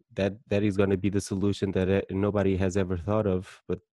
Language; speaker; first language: English; non-native, fluent; Portuguese